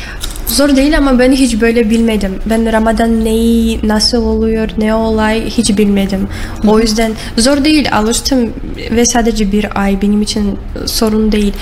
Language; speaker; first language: Turkish; non-native, learner; Russian